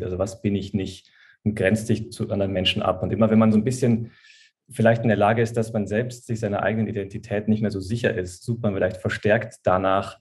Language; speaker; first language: German; native; German